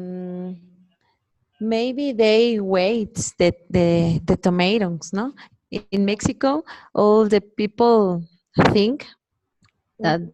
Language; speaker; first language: English; non-native, learner; Spanish